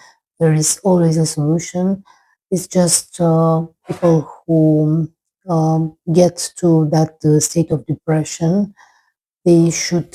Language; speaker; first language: English; non-native, fluent; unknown